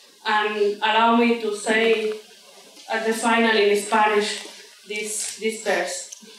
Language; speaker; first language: English; non-native, fluent; Spanish